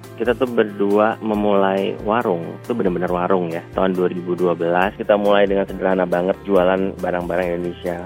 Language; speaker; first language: Indonesian; native; Indonesian